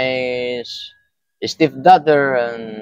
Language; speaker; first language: English; non-native, learner; Filipino